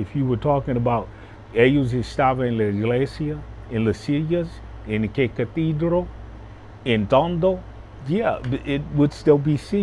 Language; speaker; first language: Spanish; non-native, learner; English